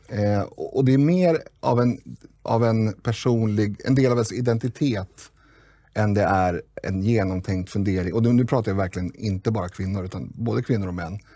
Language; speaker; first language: Swedish; native; Swedish